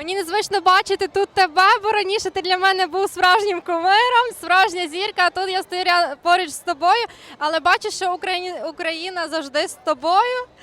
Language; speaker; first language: Ukrainian; native; Ukrainian